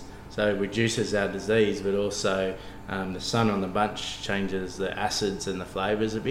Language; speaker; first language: English; native; English